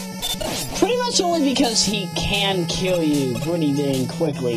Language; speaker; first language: English; native; English